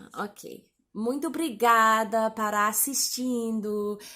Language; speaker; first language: Portuguese; non-native, learner; English